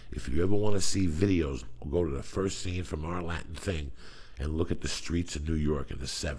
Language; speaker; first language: English; native; English